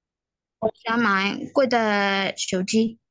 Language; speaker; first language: Chinese; non-native, learner; Thai